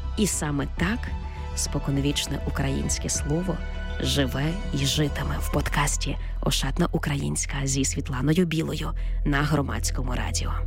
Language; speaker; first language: Ukrainian; native; Ukrainian